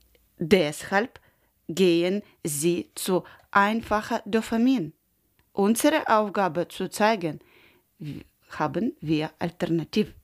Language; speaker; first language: German; non-native, learner; Ukrainian